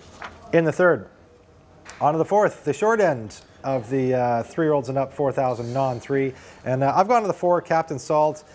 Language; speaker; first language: English; native; English